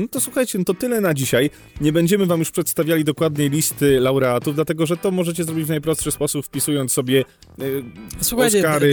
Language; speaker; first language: Polish; native; Polish